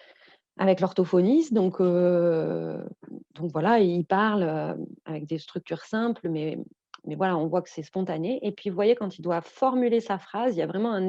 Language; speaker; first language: French; native; French